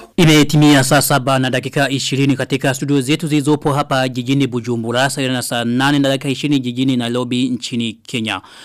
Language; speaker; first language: Swahili; non-native, local second language; Rundi